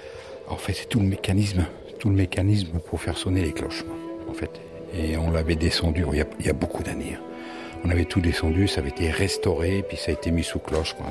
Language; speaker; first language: French; native; French